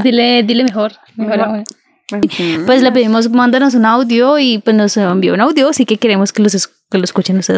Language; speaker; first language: Spanish; native; Spanish